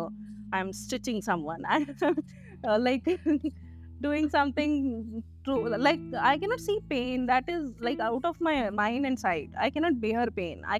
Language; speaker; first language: English; non-native, local second language; Hindi